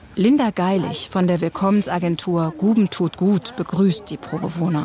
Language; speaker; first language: German; native; German